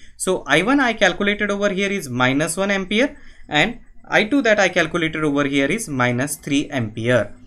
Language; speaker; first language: English; non-native, local second language; Marathi